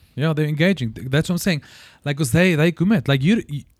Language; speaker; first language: English; non-native, local second language; Afrikaans